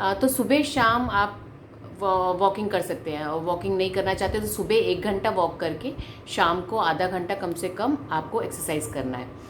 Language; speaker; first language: Hindi; non-native, local second language; Malayalam